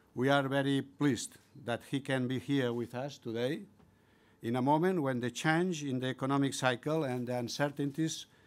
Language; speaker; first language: English; non-native, fluent; Catalan